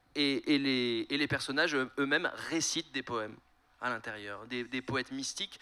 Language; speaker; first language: French; native; French